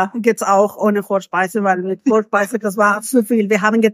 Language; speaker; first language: German; non-native, learner; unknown